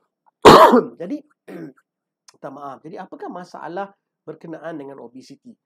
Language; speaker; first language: Malay; native; Malay